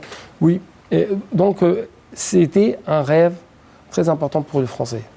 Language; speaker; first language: French; non-native, fluent; Arabic